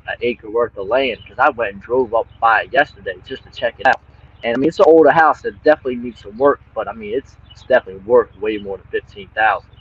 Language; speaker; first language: English; native; English